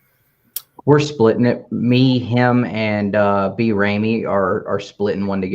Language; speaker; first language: English; native; English